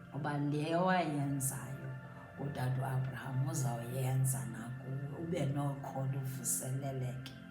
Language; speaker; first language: Xhosa; native; Xhosa